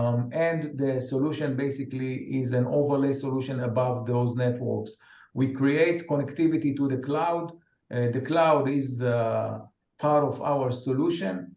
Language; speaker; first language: English; non-native, fluent; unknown